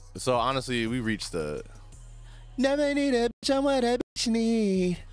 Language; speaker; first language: English; native; English